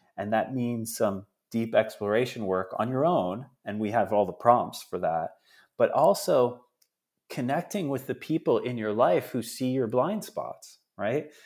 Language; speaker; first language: English; early bilingual, other home language; Italian